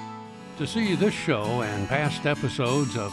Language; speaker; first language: English; native; English